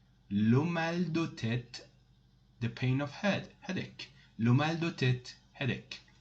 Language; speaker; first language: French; non-native, fluent; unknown